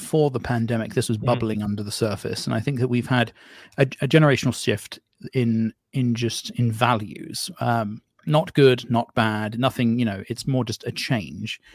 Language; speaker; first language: English; native; English